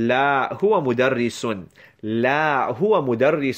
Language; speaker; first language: Arabic; non-native, fluent; English